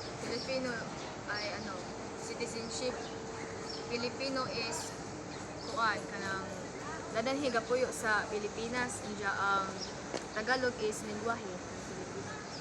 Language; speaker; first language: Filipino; non-native, local second language; Cebuano